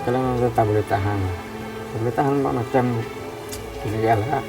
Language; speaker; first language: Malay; non-native, learner; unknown